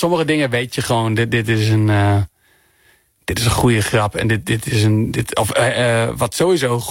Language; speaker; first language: Dutch; native; Dutch